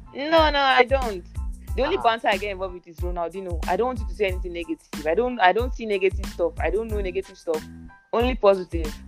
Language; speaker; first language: English; non-native, local second language; Yoruba